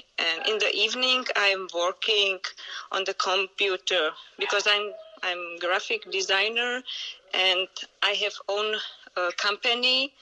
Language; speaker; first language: English; non-native, learner; Czech